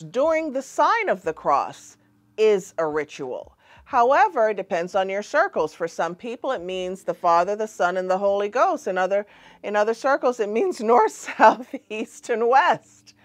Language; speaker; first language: English; native; English